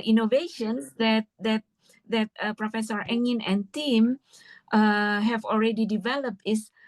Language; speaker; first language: English; non-native, fluent; Indonesian